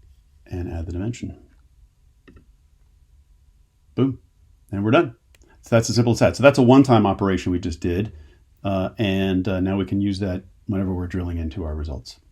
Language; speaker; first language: English; native; English